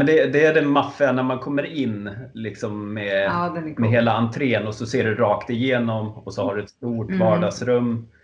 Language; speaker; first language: Swedish; native; Swedish